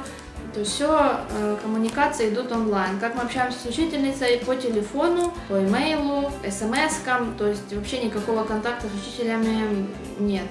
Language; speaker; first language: Russian; native; Russian